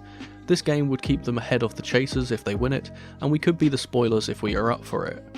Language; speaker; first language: English; native; English